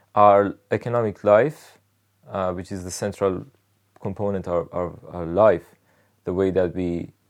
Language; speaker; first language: English; non-native, fluent; Persian